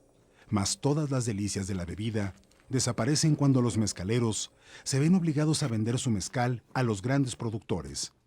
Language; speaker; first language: Spanish; native; Spanish